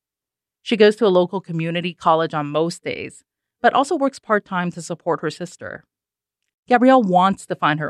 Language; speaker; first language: English; non-native, fluent; Persian